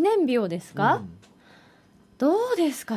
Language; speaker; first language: Japanese; native; Japanese